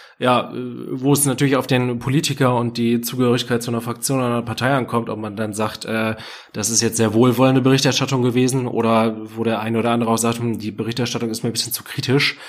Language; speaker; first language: German; native; German